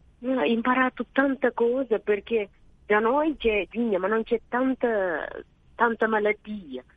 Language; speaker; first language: Italian; non-native, learner; Kabuverdianu